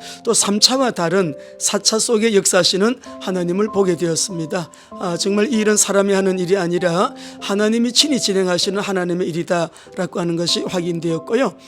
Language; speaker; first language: Korean; native; Korean